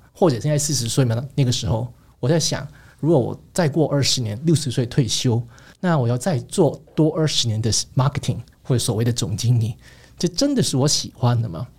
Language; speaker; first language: Chinese; non-native, local second language; Cantonese